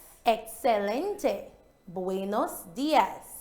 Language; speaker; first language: Spanish; non-native, fluent; English